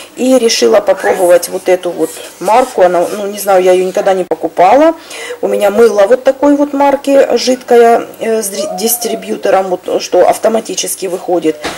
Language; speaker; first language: Russian; native; Russian